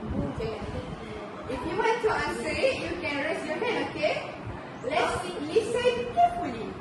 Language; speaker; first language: English; non-native, learner; Malay